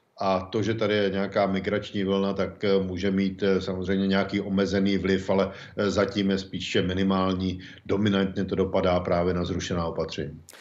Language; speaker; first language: Czech; native; Czech